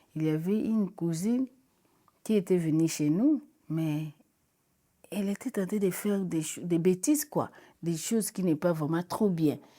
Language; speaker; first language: French; non-native, local second language; Lingala